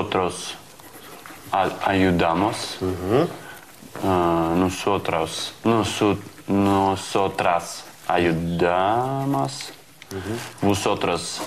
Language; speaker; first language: Spanish; non-native, learner; Russian